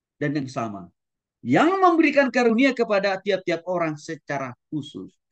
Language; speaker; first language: Indonesian; non-native, local second language; Batak Toba